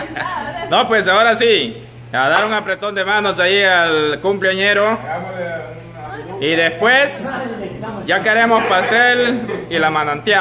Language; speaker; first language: Spanish; native; Spanish